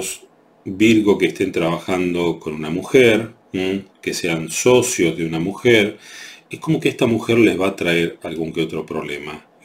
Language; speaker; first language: Spanish; native; Spanish